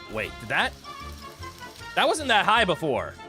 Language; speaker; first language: English; native; English